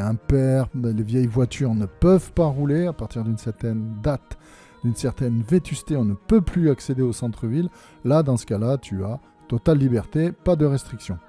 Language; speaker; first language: French; native; French